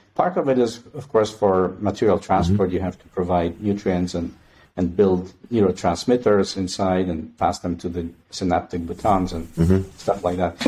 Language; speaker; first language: English; non-native, fluent; Polish